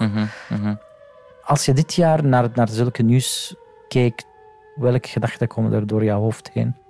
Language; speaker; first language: Dutch; non-native, fluent; Arabic